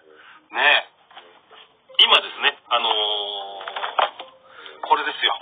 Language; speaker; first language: Japanese; native; Japanese